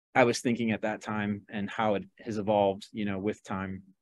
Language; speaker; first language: English; native; English